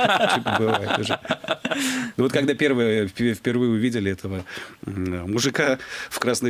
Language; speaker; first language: Russian; native; Russian